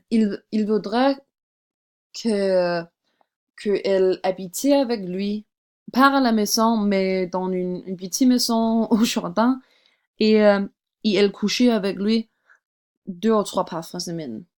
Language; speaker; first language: French; non-native, learner; English